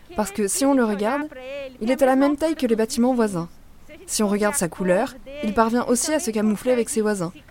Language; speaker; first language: French; non-native, fluent; Portuguese